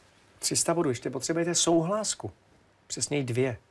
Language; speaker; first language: Czech; native; Czech